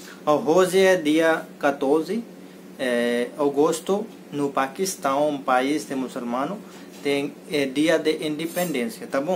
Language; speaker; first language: Portuguese; non-native, learner; Hindi